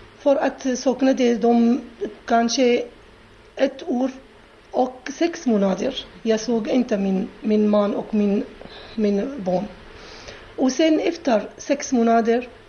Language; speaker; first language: Swedish; non-native, learner; Arabic